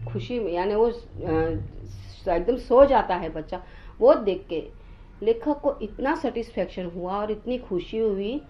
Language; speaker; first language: Hindi; non-native, local second language; Marathi